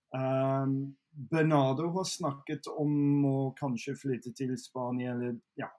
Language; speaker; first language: Norwegian; non-native, fluent; English